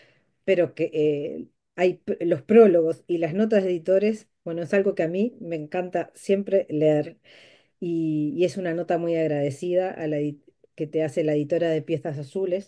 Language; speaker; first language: Spanish; native; Spanish